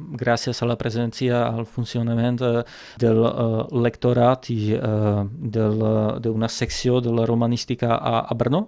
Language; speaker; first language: Catalan; non-native, fluent; Czech